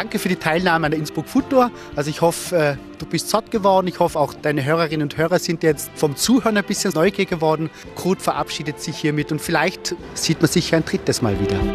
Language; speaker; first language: German; native; German